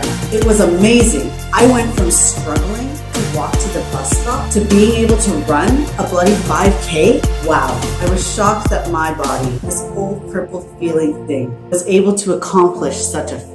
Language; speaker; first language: English; native; English